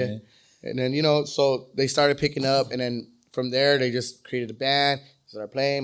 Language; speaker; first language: English; native; English